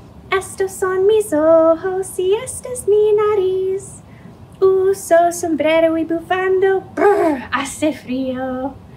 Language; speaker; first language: Spanish; non-native, fluent; English